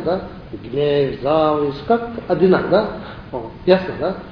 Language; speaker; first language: Russian; non-native, learner; Tibetan